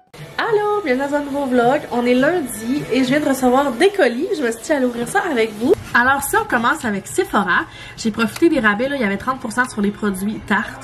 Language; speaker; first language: French; native; French